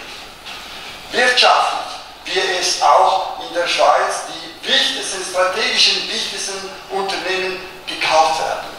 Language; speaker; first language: German; non-native, local second language; Italian